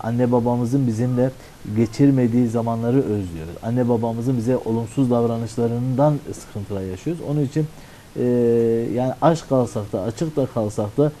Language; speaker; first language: Turkish; native; Turkish